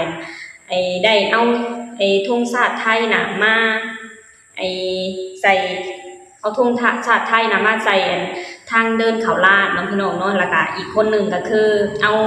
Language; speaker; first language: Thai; non-native, local second language; Northeastern Thai